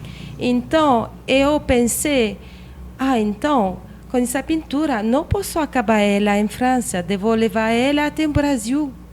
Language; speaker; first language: Portuguese; non-native, learner; French